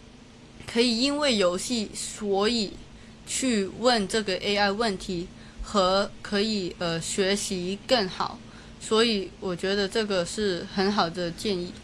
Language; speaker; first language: Chinese; non-native, learner; Cantonese